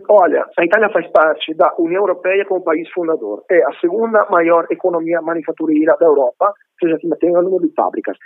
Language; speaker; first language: Portuguese; non-native, fluent; Italian